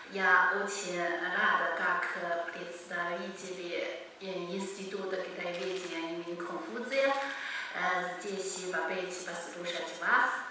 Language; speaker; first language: Russian; non-native, learner; Chinese